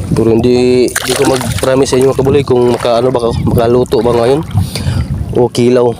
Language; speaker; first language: Filipino; non-native, local second language; Bikol